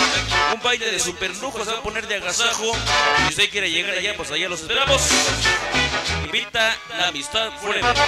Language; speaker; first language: Spanish; native; Spanish